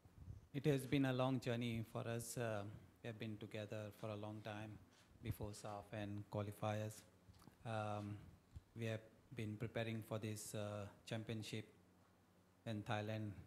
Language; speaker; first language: English; non-native, fluent; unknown